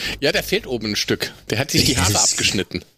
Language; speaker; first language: German; native; German